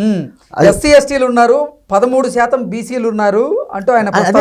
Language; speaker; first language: Telugu; native; Telugu